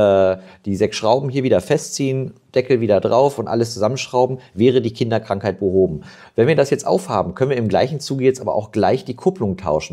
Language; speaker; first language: German; native; German